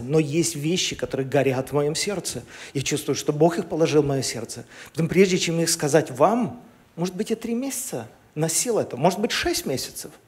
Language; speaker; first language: Russian; native; Russian